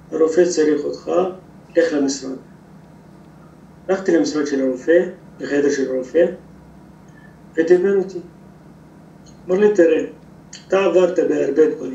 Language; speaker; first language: Hebrew; non-native, local second language; Arabic